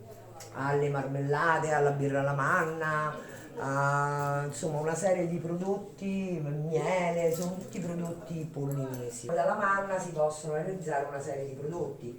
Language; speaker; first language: Italian; native; Italian